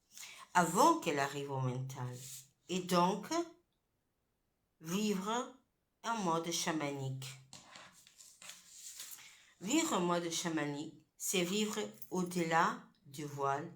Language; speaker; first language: French; non-native, fluent; Italian